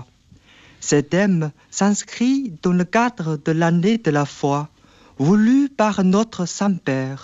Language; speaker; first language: French; non-native, fluent; Chinese